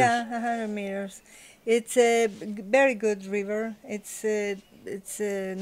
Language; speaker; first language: English; non-native, learner; Spanish